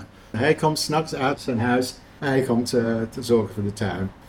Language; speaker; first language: Dutch; non-native, fluent; English